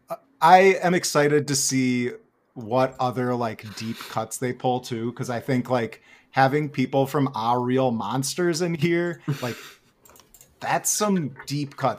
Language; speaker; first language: English; native; English